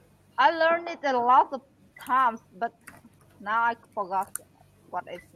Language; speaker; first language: English; non-native, learner; Vietnamese